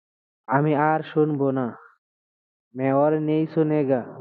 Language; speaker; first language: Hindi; non-native, learner; Bangla